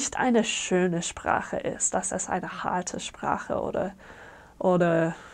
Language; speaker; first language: German; non-native, fluent; English